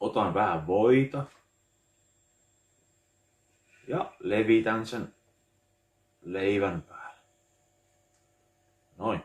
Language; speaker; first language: Finnish; native; Finnish